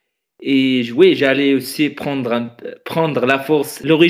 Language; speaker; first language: French; non-native, learner; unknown